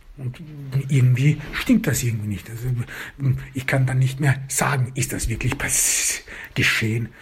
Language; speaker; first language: German; early bilingual, other home language; Turkish